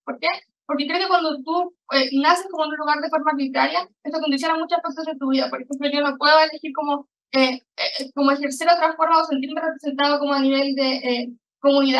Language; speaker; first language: Spanish; native; Spanish